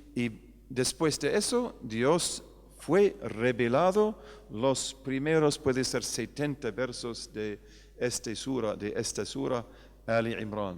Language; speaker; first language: Spanish; non-native, fluent; English